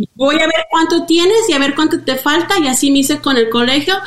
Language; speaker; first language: Spanish; early bilingual, heritage; Spanish